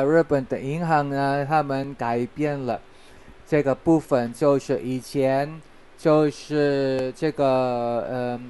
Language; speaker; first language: Chinese; non-native, fluent; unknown